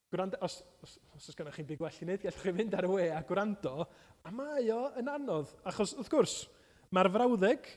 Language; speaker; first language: Welsh; native; Welsh